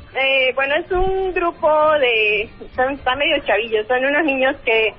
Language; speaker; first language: Spanish; native; Spanish